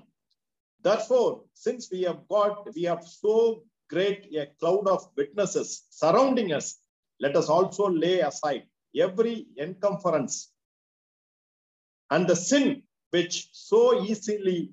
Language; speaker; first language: English; non-native, local second language; Tamil